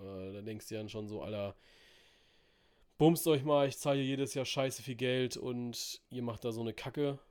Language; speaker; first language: German; native; German